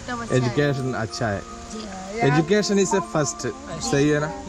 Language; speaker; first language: Hindi; non-native, local second language; Malayalam